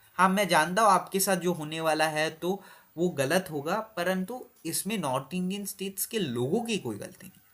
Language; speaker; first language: Hindi; non-native, local second language; Assamese